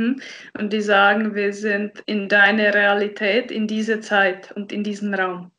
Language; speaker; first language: German; non-native, fluent; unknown